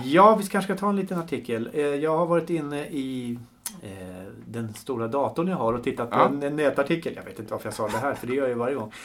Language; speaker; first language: Swedish; native; Swedish